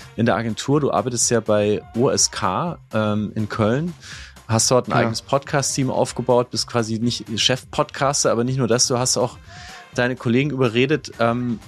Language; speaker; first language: German; native; German